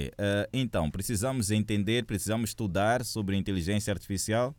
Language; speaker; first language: Portuguese; native; Portuguese